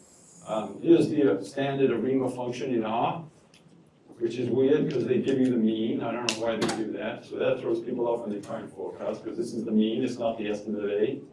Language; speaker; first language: English; native; English